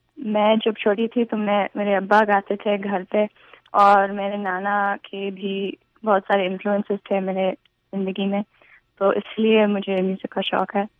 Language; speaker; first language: Urdu; early bilingual, heritage; Urdu